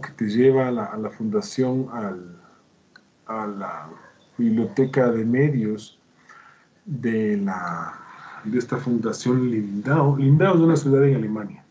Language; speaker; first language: Spanish; native; Spanish